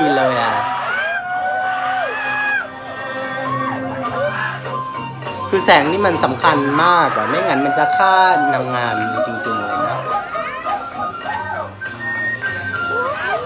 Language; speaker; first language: Thai; non-native, fluent; Vietnamese